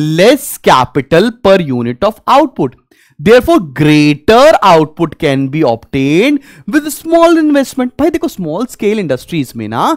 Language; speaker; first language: Hindi; native; Hindi